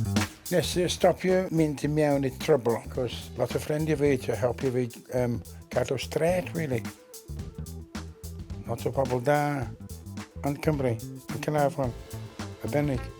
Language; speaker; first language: Welsh; non-native, learner; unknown